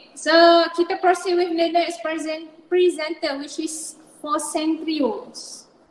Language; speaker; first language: English; non-native, local second language; Malay